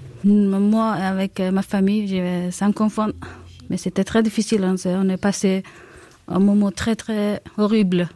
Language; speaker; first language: French; non-native, learner; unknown